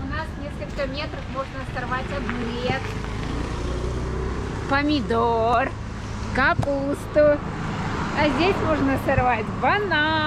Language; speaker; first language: Russian; native; Russian